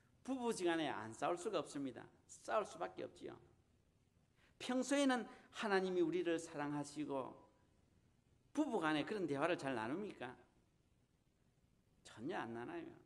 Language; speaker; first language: Korean; native; Korean